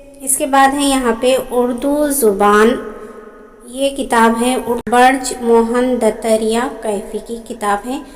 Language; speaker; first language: Urdu; native; Urdu